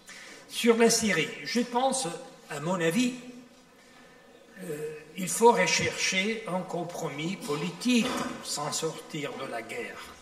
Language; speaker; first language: French; non-native, fluent; Italian